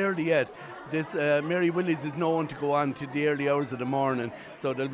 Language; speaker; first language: English; native; English